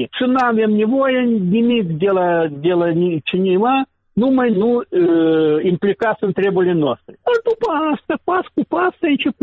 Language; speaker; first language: Romanian; non-native, local second language; Russian